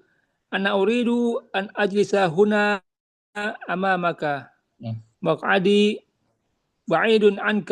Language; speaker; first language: Arabic; non-native, learner; Indonesian